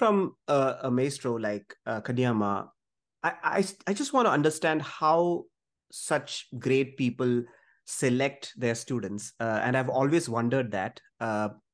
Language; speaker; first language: English; non-native, local second language; Malayalam